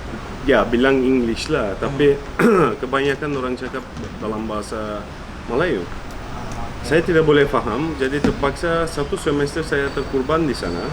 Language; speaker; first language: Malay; non-native, fluent; Turkish